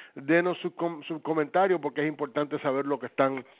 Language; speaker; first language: Spanish; early bilingual, heritage; Spanish